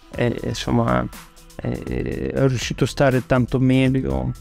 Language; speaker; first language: Italian; non-native, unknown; Russian